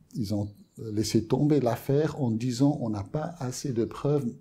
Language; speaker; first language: French; native; French